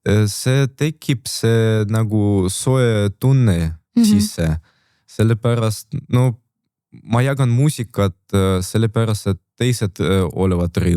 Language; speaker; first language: Estonian; non-native, local second language; Russian